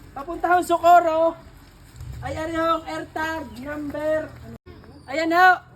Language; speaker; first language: Filipino; native; Filipino